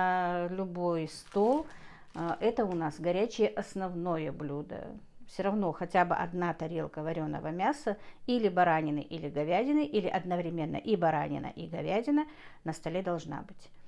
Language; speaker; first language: Russian; non-native, local second language; Chechen